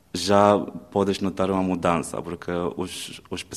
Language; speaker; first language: Portuguese; non-native, fluent; Romanian